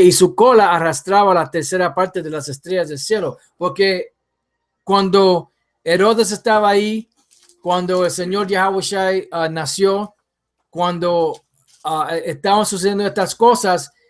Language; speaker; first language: Spanish; early bilingual, heritage; English